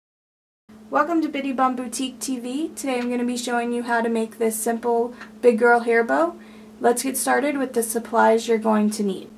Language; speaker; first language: English; native; English